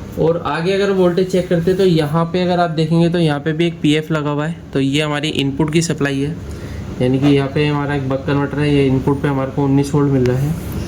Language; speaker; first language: Hindi; native; Hindi